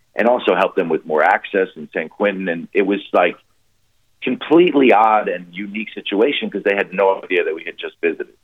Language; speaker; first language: English; native; English